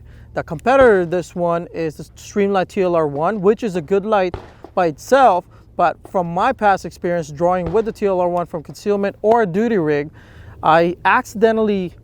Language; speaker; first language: English; native; English